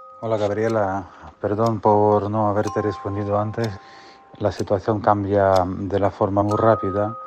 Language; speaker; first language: Spanish; non-native, fluent; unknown